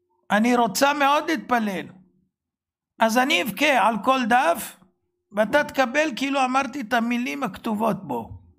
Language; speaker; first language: Hebrew; native; Hebrew